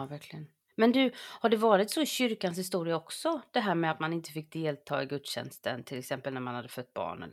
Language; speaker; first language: Swedish; native; Swedish